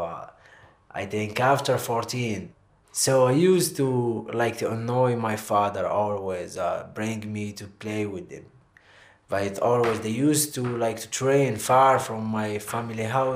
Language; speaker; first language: English; non-native, learner; Arabic